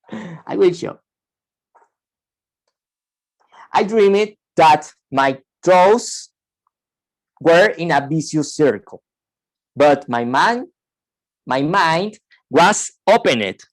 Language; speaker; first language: English; non-native, fluent; Spanish